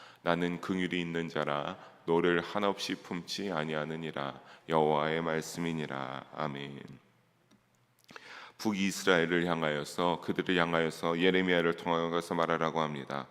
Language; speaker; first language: Korean; native; Korean